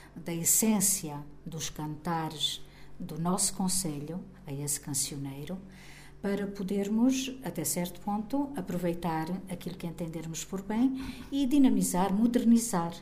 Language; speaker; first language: Portuguese; native; Portuguese